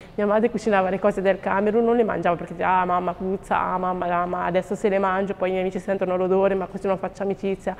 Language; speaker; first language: Italian; early bilingual, other home language; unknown